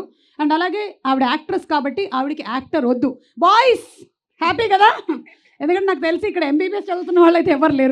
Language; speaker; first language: Telugu; native; Telugu